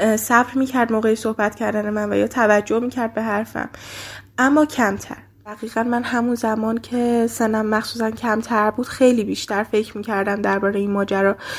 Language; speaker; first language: Persian; native; Persian